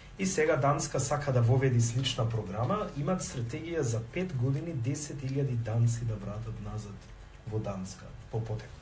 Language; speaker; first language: Macedonian; early bilingual, heritage; Macedonian